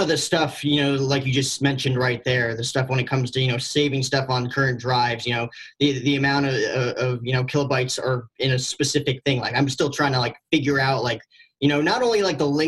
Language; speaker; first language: English; native; English